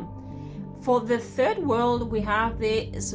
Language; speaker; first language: English; non-native, fluent; Spanish